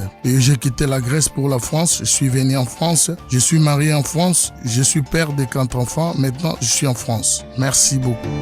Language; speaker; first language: French; non-native, local second language; Lingala